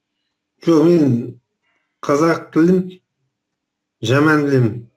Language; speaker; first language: Kazakh; non-native, local second language; Russian